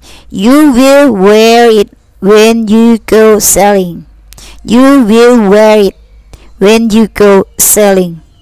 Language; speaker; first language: English; non-native, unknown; Thai